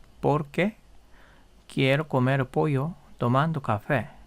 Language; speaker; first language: Spanish; non-native, fluent; Korean